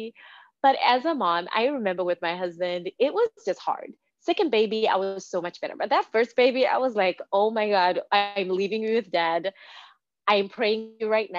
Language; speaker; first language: English; non-native, local second language; Shona